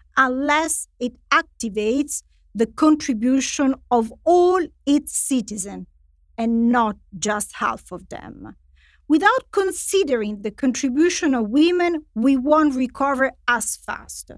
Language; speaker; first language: English; non-native, fluent; Italian